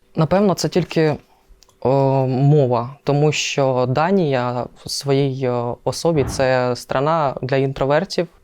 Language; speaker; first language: Ukrainian; non-native, local second language; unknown